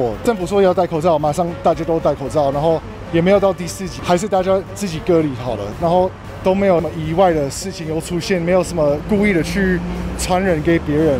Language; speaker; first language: Chinese; non-native, fluent; English